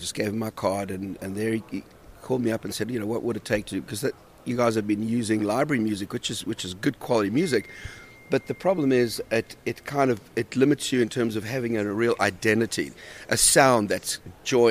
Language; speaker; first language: English; native; English